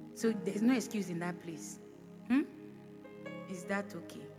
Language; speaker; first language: English; non-native, local second language; Bini